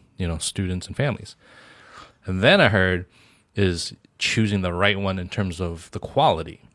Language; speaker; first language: English; native; English